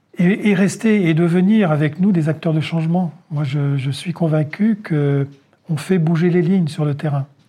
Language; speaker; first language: French; native; French